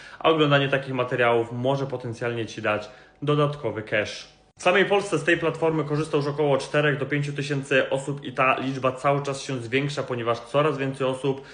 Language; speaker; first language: Polish; native; Polish